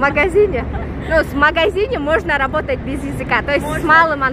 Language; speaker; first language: Russian; non-native, local second language; Kyrgyz